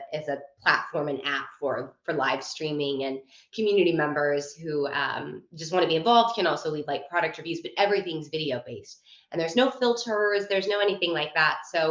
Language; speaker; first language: English; native; English